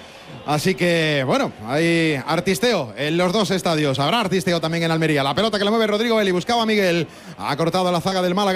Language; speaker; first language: Spanish; native; Spanish